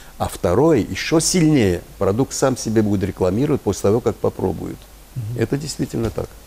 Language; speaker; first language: Russian; non-native, local second language; Armenian